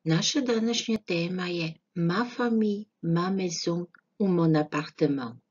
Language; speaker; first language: French; non-native, fluent; Croatian